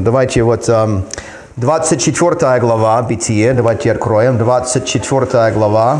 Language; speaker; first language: Russian; non-native, fluent; English